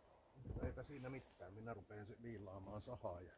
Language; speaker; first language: Finnish; native; Finnish